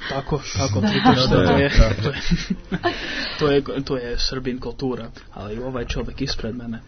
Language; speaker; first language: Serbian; early bilingual, heritage; English